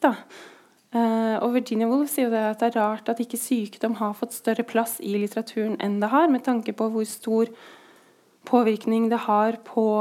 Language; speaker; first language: Norwegian; native; Norwegian